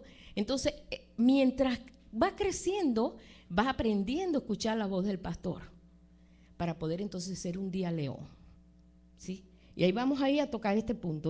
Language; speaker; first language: Spanish; native; Spanish